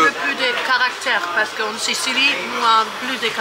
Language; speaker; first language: French; non-native, learner; Italian